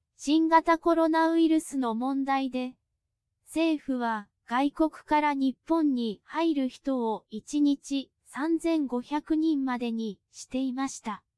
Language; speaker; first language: Japanese; non-native, fluent; Cantonese